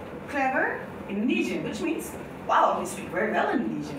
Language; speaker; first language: English; non-native, fluent; German